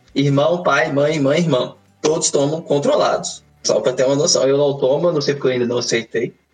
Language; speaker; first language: Portuguese; native; Portuguese